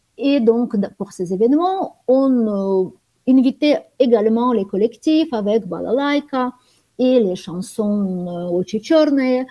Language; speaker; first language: French; non-native, fluent; Ukrainian